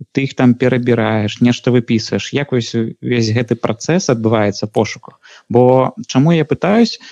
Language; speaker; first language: Belarusian; non-native, local second language; Russian